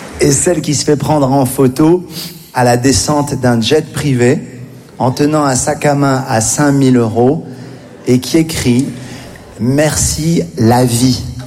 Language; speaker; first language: French; native; French